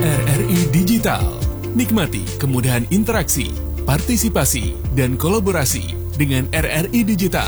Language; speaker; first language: Indonesian; native; Indonesian